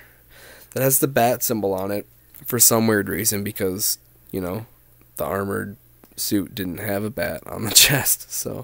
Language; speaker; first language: English; native; English